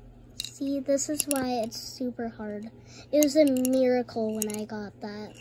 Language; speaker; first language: English; native; English